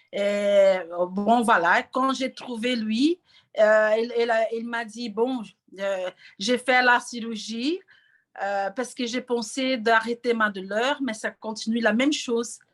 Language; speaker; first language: French; non-native, learner; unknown